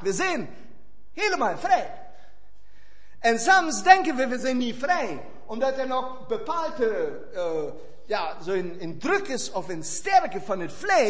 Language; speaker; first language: Dutch; non-native, fluent; German